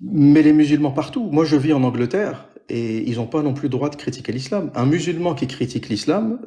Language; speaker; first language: French; native; French